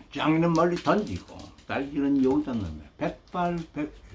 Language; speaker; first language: Korean; native; Korean